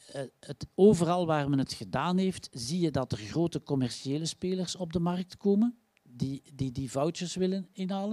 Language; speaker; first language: Dutch; native; Dutch